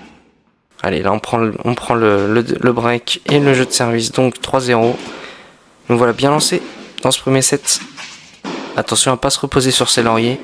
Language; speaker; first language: French; native; French